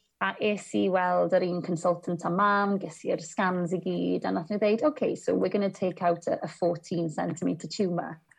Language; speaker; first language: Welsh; native; Welsh